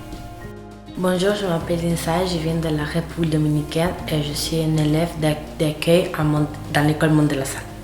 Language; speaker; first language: French; non-native, fluent; Spanish